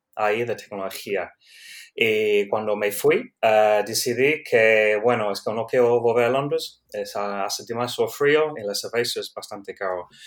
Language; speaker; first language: Spanish; non-native, learner; English